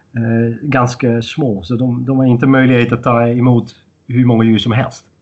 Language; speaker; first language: Swedish; non-native, fluent; Dutch